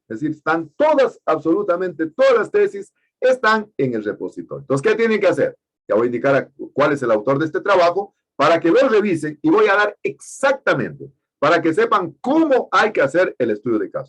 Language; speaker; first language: Spanish; native; Spanish